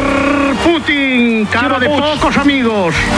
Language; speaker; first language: Spanish; native; Spanish